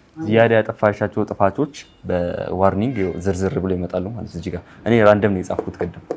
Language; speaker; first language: Amharic; non-native, local second language; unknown